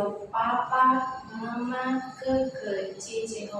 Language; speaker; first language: Chinese; non-native, learner; Indonesian